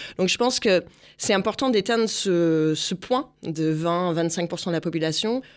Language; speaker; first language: French; non-native, fluent; English